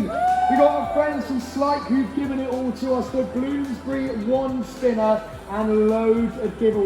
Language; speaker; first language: English; native; English